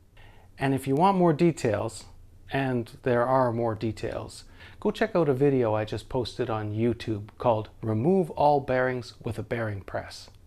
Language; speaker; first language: English; native; English